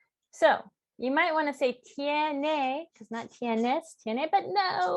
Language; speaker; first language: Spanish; non-native, fluent; English